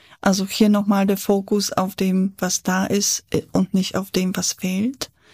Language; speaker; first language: German; non-native, fluent; Polish